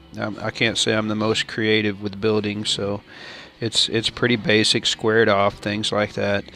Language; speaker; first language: English; native; English